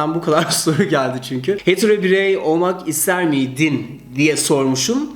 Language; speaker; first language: Turkish; early bilingual, heritage; Turkish